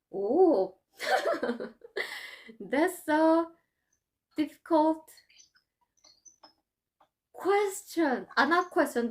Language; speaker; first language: English; non-native, fluent; Korean